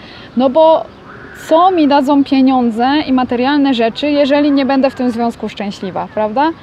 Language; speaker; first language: Polish; native; Polish